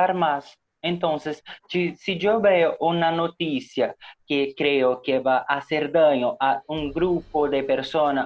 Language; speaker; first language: Spanish; non-native, learner; Portuguese